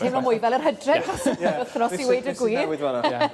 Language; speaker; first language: Welsh; native; Welsh